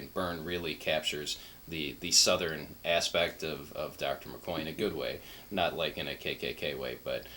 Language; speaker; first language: English; native; English